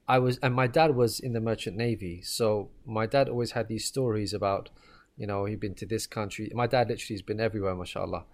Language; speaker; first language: English; native; English